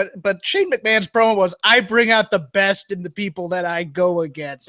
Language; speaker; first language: English; native; English